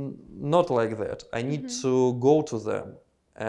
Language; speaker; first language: English; non-native, learner; Russian